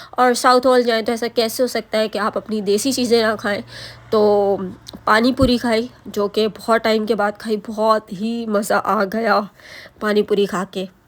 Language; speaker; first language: Urdu; native; Urdu